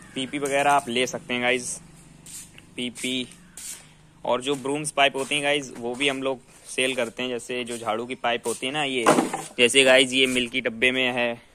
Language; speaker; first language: Hindi; native; Hindi